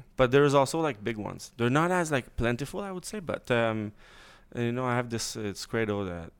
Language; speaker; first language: English; native; English